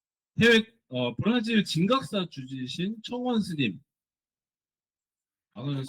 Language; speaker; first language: Korean; native; Korean